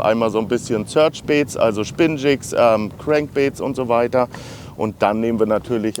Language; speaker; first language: German; native; German